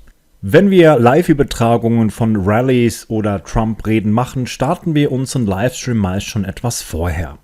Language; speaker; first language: German; native; German